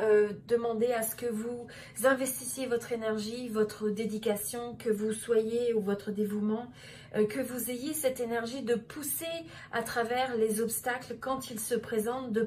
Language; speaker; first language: French; native; French